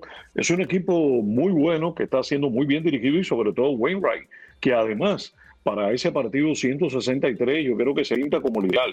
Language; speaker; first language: Spanish; native; Spanish